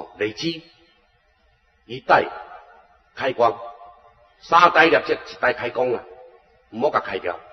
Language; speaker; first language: Chinese; native; Chinese